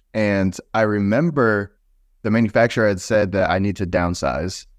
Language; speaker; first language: English; native; English